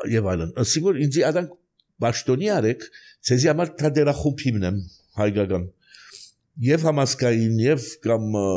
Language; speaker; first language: Armenian; early bilingual, heritage; Armenian